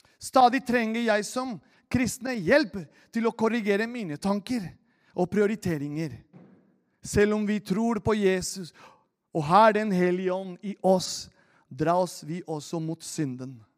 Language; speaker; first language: Norwegian; non-native, fluent; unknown